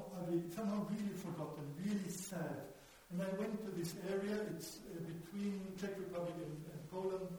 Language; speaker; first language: English; non-native, fluent; German